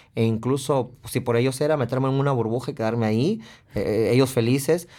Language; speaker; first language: Spanish; native; Spanish